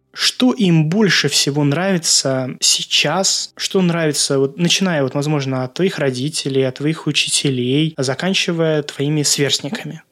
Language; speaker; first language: Russian; non-native, local second language; Azerbaijani